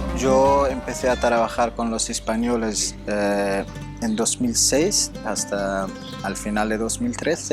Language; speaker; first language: Spanish; non-native, fluent; Persian